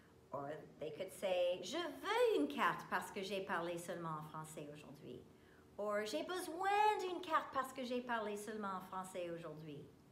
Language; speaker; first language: French; non-native, fluent; English